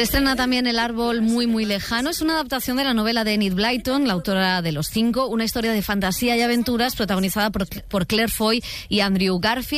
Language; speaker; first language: Spanish; native; Spanish